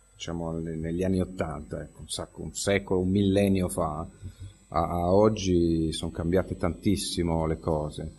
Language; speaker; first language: Italian; native; Italian